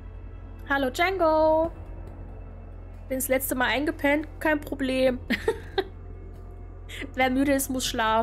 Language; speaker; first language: German; native; German